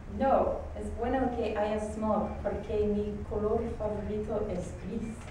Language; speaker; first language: Spanish; non-native, learner; English